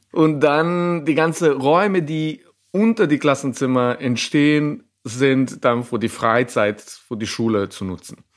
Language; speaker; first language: German; non-native, fluent; Serbian